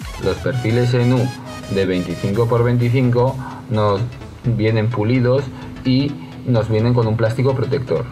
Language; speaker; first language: Spanish; native; Spanish